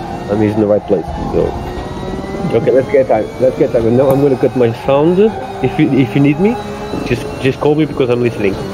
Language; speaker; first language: English; non-native, fluent; Portuguese